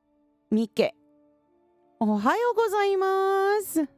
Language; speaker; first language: Japanese; non-native, learner; English